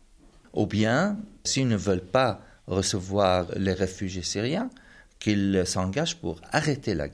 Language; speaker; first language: French; non-native, fluent; Arabic